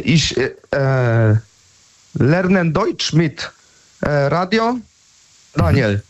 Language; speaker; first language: German; non-native, learner; Polish